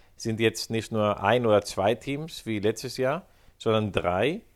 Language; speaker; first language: German; non-native, fluent; Spanish